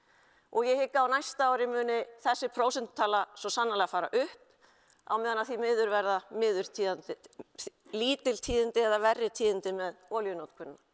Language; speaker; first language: Icelandic; native; Icelandic